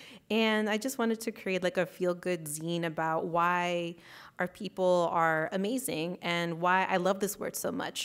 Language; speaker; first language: English; early bilingual, other home language; Spanish